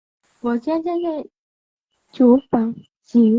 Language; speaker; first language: Chinese; non-native, learner; Indonesian